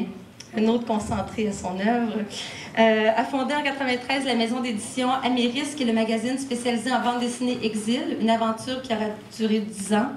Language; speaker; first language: French; native; French